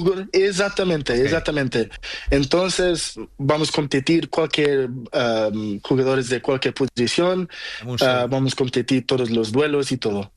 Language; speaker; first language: Spanish; non-native, learner; Portuguese